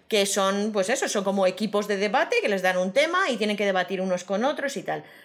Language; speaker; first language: Spanish; native; Spanish